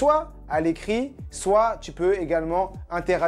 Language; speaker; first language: French; native; French